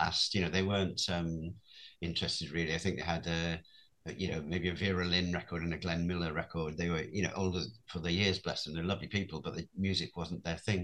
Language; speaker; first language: English; native; English